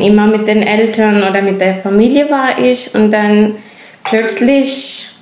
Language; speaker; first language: German; non-native, fluent; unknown